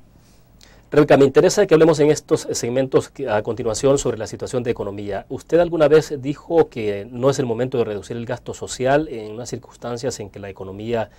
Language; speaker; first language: Spanish; native; Spanish